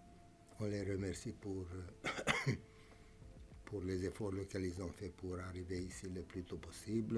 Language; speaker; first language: French; non-native, fluent; Romanian